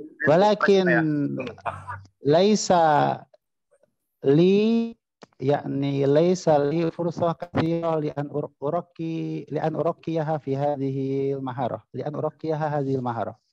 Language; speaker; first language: Arabic; non-native, fluent; Indonesian